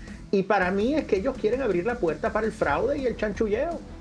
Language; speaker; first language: Spanish; native; Spanish